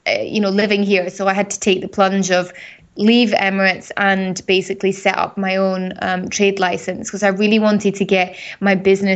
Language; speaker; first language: English; native; English